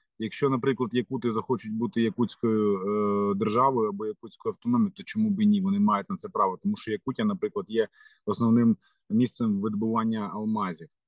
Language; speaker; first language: Ukrainian; non-native, local second language; Russian